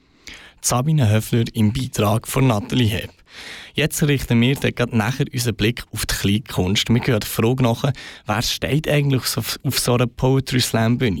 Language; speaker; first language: German; native; German